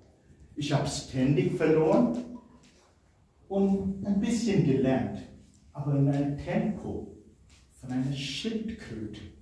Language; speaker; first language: German; non-native, fluent; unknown